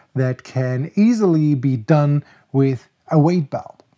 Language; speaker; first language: English; non-native, fluent; German